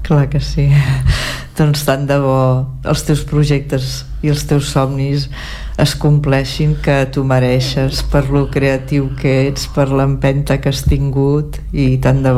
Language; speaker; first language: Catalan; native; Catalan